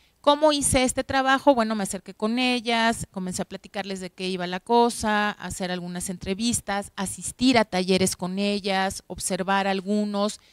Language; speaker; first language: Spanish; native; Spanish